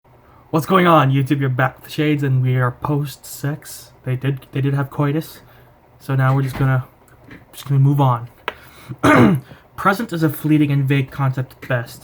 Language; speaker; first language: English; native; English